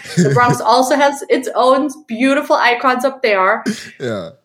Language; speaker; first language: English; non-native, fluent; German